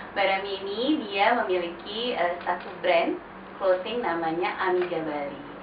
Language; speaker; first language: Indonesian; native; Indonesian